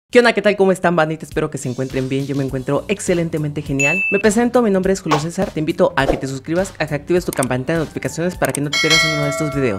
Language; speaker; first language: Spanish; native; Spanish